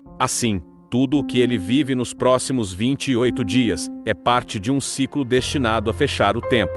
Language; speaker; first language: Portuguese; native; Portuguese